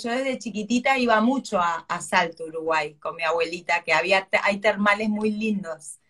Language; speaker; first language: Spanish; native; Spanish